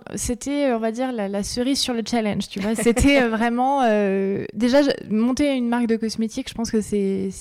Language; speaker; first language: French; native; French